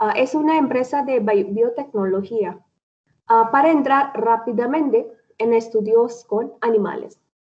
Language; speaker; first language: Spanish; non-native, learner; Malayalam